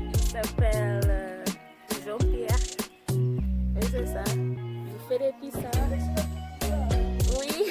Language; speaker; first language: French; non-native, learner; English